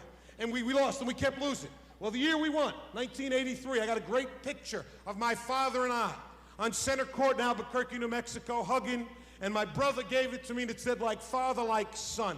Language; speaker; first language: English; native; English